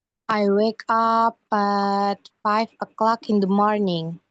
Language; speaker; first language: English; non-native, learner; Indonesian